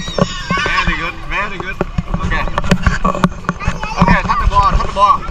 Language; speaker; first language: English; non-native, learner; Vietnamese